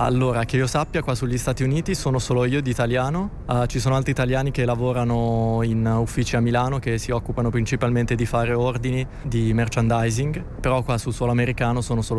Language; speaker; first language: Italian; native; Italian